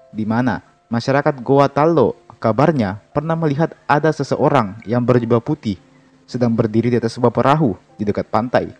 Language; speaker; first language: Indonesian; native; Indonesian